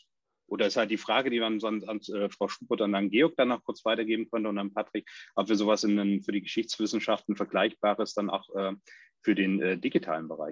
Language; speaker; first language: German; native; German